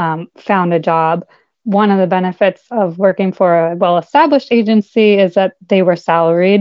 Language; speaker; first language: English; native; English